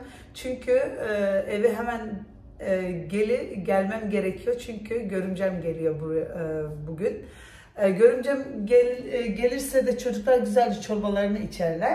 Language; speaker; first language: Turkish; early bilingual, heritage; Turkish